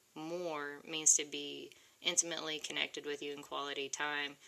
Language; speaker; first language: English; native; English